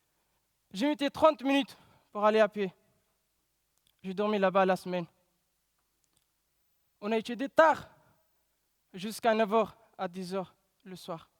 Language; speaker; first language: French; non-native, learner; Pashto